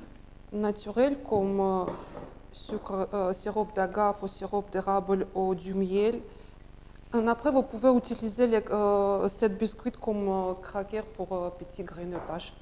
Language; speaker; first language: French; non-native, learner; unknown